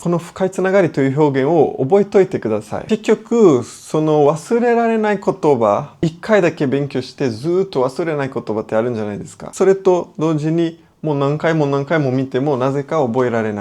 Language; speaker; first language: Japanese; non-native, fluent; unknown